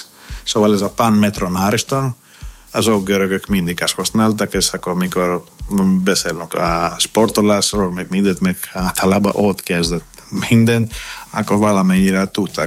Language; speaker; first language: Hungarian; non-native, learner; Greek